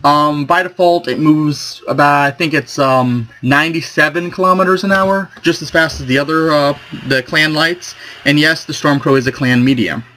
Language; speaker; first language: English; native; English